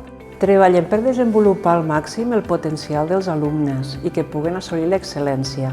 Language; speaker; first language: Catalan; native; Catalan